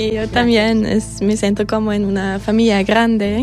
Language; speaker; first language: Spanish; non-native, fluent; German